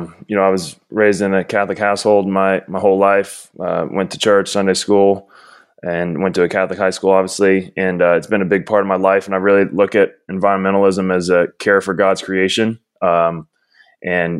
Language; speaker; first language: English; native; English